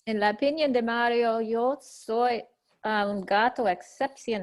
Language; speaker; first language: Spanish; non-native, learner; English